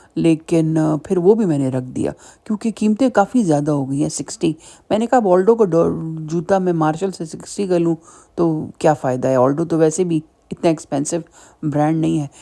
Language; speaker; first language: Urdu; native; Urdu